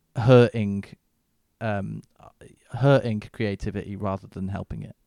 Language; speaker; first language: English; native; English